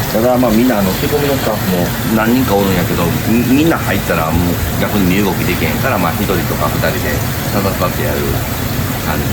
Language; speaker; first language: Japanese; native; Japanese